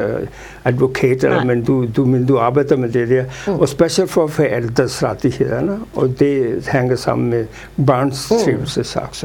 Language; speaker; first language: Danish; non-native, fluent; Urdu